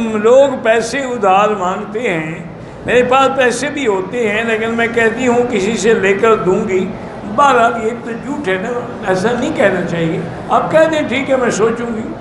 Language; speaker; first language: Urdu; native; Urdu